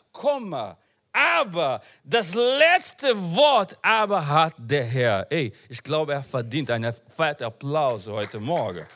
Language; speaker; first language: German; non-native, learner; Portuguese